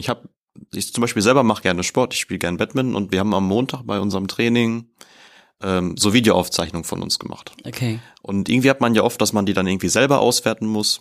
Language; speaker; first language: German; native; German